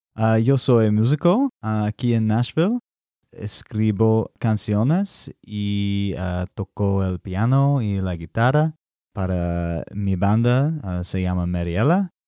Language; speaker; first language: Spanish; non-native, learner; English